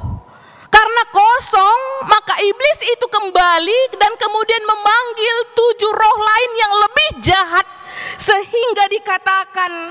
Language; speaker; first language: Indonesian; native; Indonesian